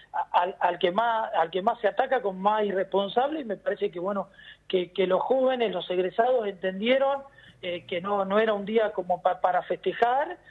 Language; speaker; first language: Spanish; native; Spanish